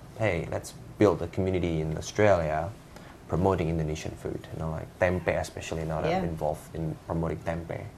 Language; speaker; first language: English; non-native, fluent; Indonesian